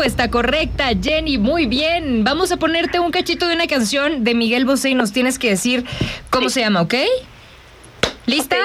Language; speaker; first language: Spanish; native; Spanish